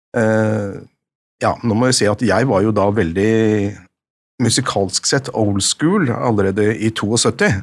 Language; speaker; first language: Norwegian; native; Norwegian